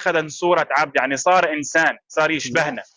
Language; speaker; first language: Arabic; native; Arabic